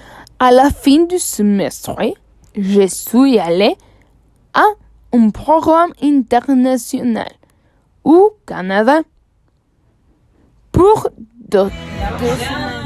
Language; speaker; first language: French; non-native, learner; Spanish